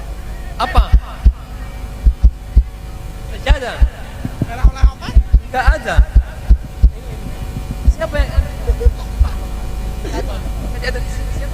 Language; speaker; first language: Indonesian; non-native, learner; Arabic